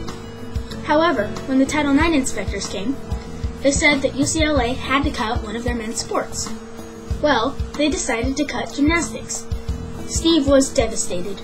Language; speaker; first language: English; native; English